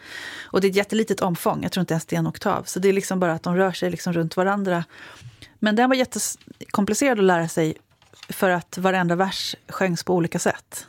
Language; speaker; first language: Swedish; native; Swedish